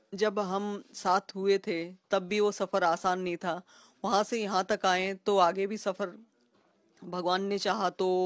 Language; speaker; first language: Hindi; native; Hindi